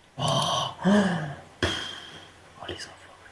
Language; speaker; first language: French; native; French